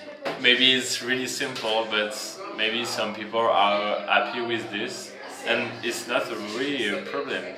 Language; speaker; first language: English; non-native, fluent; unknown